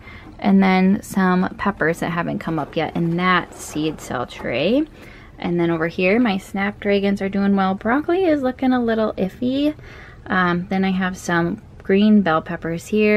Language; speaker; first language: English; native; English